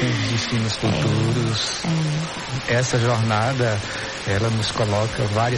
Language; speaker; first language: Portuguese; native; Portuguese